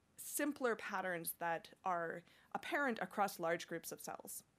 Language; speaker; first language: English; native; English